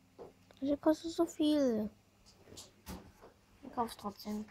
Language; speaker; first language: German; early bilingual, other home language; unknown